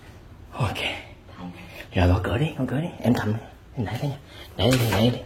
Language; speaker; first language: Vietnamese; native; Vietnamese